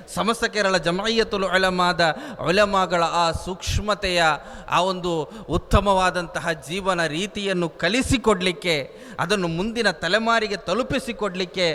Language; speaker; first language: Kannada; non-native, local second language; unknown